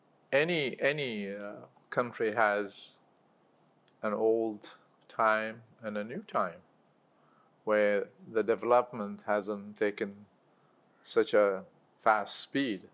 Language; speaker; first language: English; non-native, local second language; Arabic